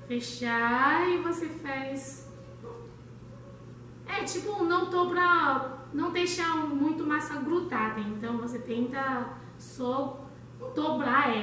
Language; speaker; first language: Portuguese; non-native, learner; Chinese